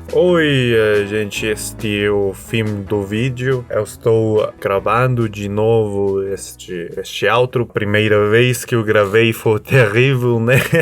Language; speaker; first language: Portuguese; non-native, learner; Spanish